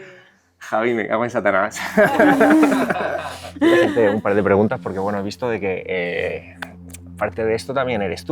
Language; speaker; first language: Spanish; native; Spanish